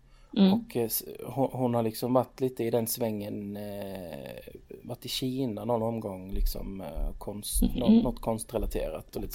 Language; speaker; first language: Swedish; native; Swedish